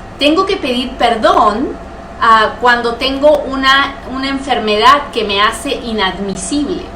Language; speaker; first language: Spanish; native; Spanish